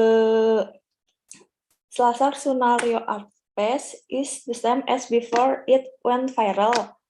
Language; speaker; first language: English; non-native, learner; Indonesian